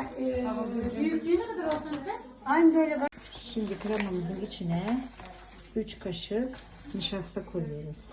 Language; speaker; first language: Turkish; early bilingual, heritage; Turkish